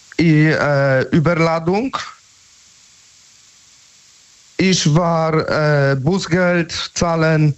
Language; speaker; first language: German; non-native, learner; Polish